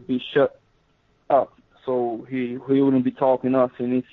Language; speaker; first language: English; non-native, fluent; Portuguese